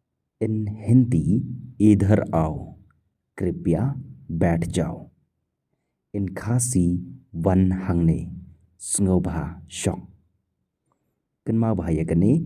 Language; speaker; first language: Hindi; non-native, local second language; Khasi